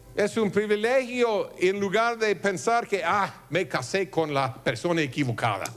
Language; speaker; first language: Spanish; non-native, fluent; English